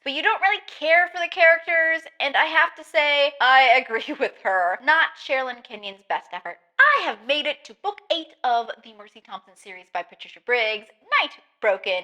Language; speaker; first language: English; native; English